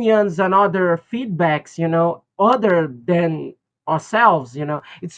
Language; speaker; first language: English; non-native, fluent; Portuguese